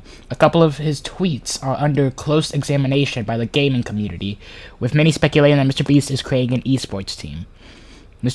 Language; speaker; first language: English; native; English